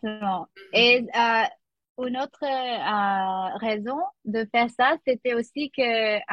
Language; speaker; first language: French; non-native, learner; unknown